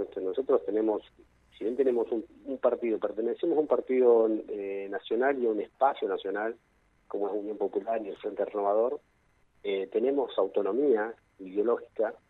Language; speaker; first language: Spanish; native; Spanish